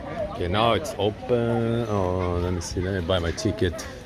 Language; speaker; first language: English; non-native, fluent; Portuguese